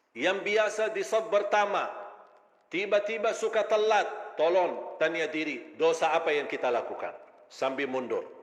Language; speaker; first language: Malay; non-native, fluent; Arabic